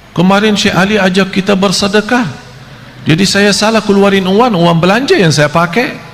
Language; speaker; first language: Malay; non-native, fluent; Arabic